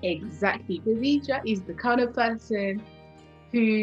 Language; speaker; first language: English; non-native, fluent; French